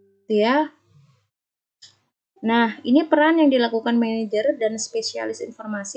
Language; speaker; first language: Indonesian; native; Indonesian